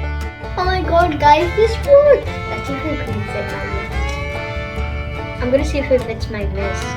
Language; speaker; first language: English; native; English